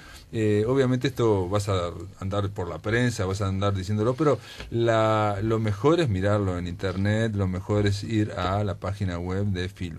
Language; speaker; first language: Spanish; native; Spanish